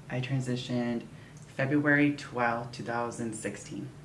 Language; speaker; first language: English; native; English